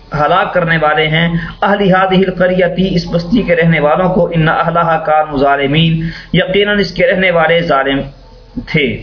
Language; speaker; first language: Urdu; non-native, local second language; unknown